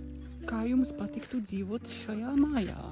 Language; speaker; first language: Latvian; non-native, fluent; Czech